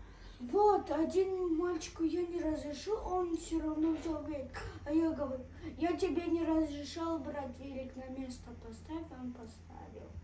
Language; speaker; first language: Russian; early bilingual, other home language; Tajik